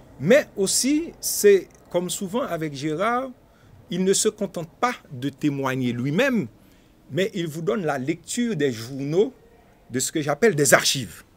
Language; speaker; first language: French; non-native, local second language; Haitian Creole